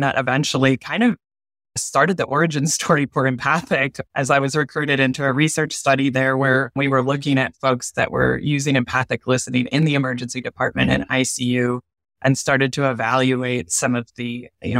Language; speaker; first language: English; native; English